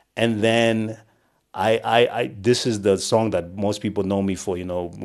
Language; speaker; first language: English; non-native, local second language; Shona